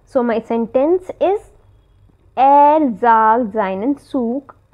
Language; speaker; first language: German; non-native, fluent; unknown